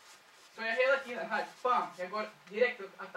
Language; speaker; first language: Swedish; non-native, fluent; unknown